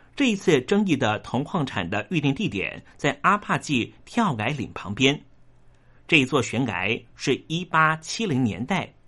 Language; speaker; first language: Chinese; non-native, local second language; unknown